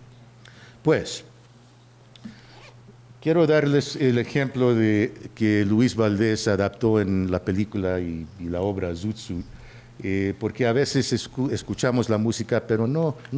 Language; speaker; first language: Spanish; early bilingual, heritage; Spanish